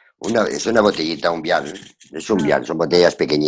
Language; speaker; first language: Spanish; native; Spanish